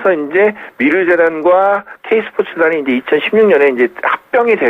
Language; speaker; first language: Korean; native; Korean